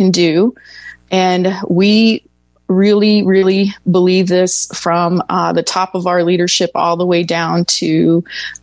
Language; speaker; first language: English; native; English